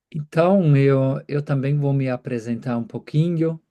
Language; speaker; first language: Portuguese; non-native, fluent; German